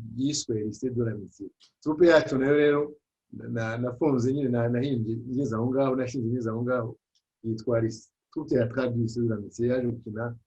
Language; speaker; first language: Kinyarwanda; early bilingual, heritage; Kinyarwanda